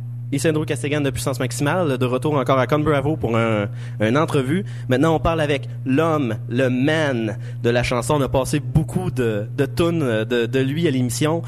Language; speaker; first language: French; native; French